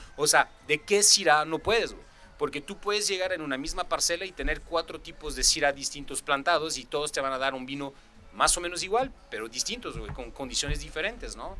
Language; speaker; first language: Spanish; non-native, fluent; French